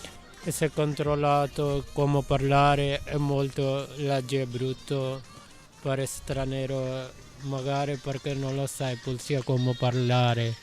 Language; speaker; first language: Italian; non-native, learner; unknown